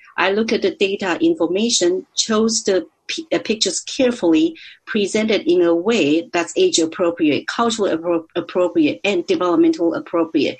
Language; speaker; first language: English; non-native, fluent; Chinese